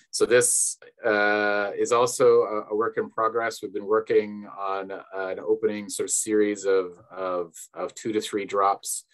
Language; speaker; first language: English; native; English